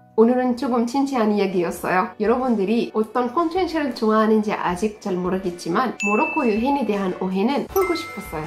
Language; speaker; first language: Korean; non-native, fluent; Arabic